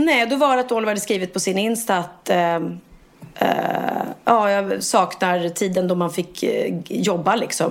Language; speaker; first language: Swedish; native; Swedish